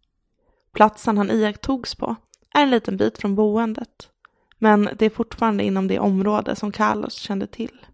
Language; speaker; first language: Swedish; native; Swedish